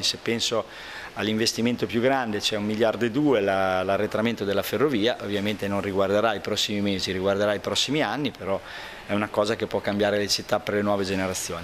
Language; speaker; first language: Italian; native; Italian